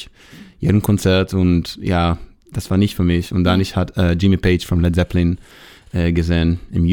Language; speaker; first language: German; non-native, learner; Hebrew